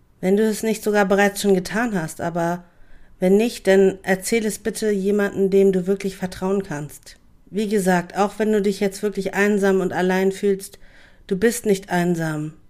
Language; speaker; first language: German; native; German